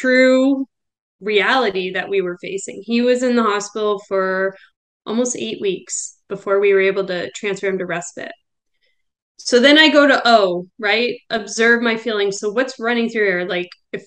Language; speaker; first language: English; native; English